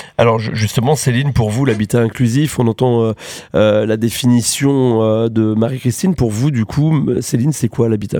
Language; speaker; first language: French; native; French